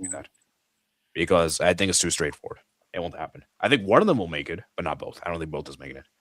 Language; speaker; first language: English; native; English